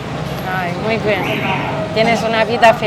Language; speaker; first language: Spanish; non-native, learner; Romanian